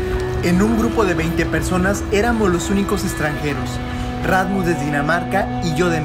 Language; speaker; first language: Spanish; native; Spanish